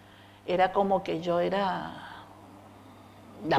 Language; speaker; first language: Spanish; native; Spanish